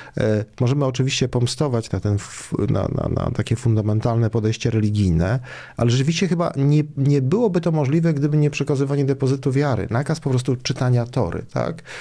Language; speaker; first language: Polish; native; Polish